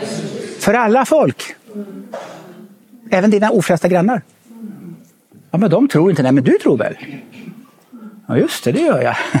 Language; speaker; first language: Swedish; native; Swedish